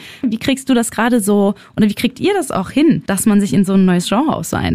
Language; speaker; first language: German; native; German